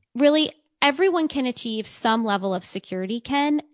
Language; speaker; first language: English; native; English